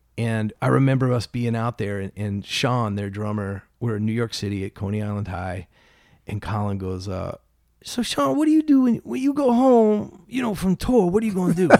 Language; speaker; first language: English; native; English